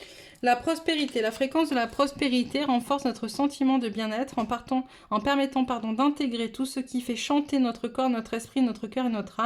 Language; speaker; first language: French; native; French